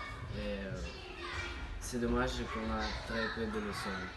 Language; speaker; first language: French; non-native, fluent; Russian